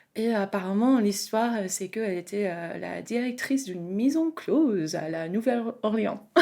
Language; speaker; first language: French; non-native, fluent; English